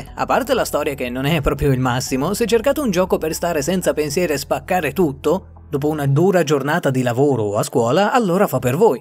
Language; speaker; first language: Italian; native; Italian